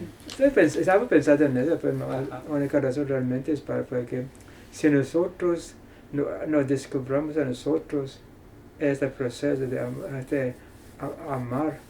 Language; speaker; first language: Spanish; non-native, fluent; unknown